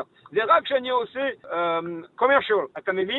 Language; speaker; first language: Hebrew; non-native, learner; French